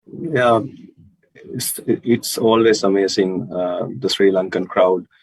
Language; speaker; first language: English; non-native, local second language; Sinhala